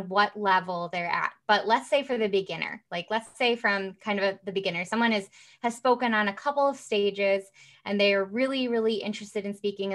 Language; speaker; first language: English; native; English